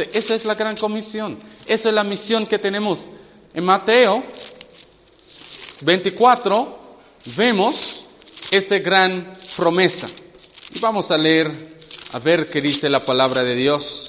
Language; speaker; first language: Spanish; non-native, fluent; English